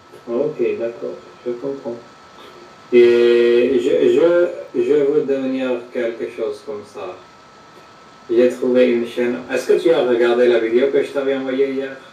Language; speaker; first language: French; non-native, fluent; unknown